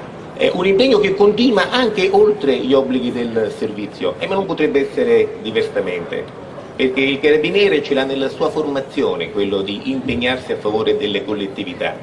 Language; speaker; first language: Italian; native; Italian